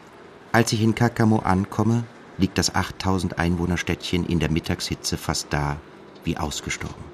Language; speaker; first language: German; native; German